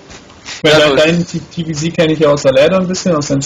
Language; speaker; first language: German; native; German